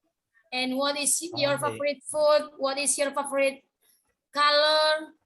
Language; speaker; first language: English; non-native, learner; Indonesian